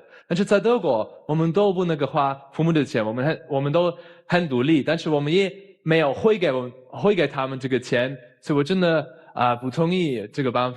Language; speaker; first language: Chinese; non-native, fluent; German